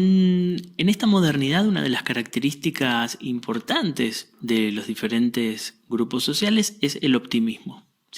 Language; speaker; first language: Spanish; native; Spanish